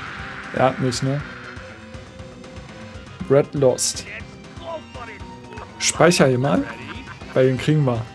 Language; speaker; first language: German; native; German